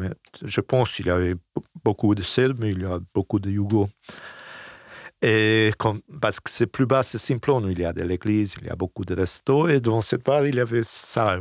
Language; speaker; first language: French; non-native, fluent; Bosnian